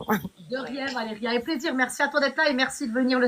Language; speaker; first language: French; native; French